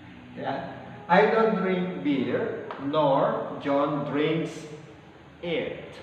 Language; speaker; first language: English; non-native, fluent; Indonesian